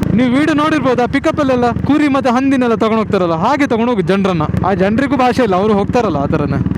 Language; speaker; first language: Kannada; non-native, local second language; Tulu